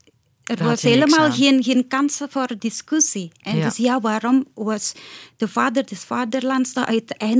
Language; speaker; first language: Dutch; non-native, fluent; Indonesian